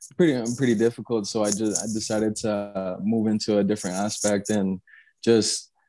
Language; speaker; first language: English; native; English